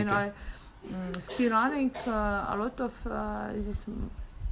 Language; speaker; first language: English; non-native, learner; Slovenian